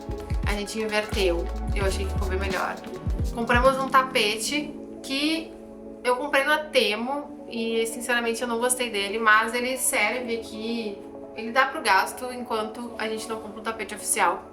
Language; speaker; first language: Portuguese; native; Portuguese